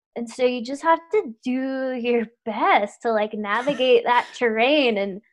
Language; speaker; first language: English; native; English